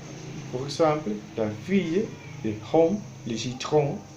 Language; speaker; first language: French; non-native, learner; Spanish